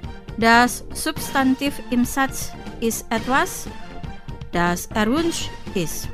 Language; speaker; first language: German; non-native, fluent; Indonesian